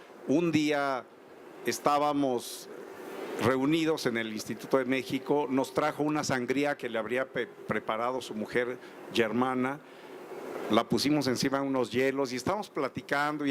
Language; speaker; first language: Spanish; native; Spanish